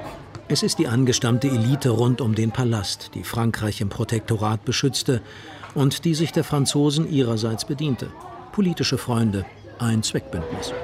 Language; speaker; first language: German; native; German